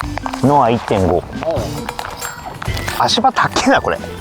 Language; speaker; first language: Japanese; native; Japanese